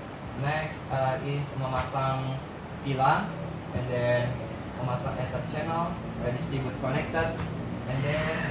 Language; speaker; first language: English; non-native, learner; Indonesian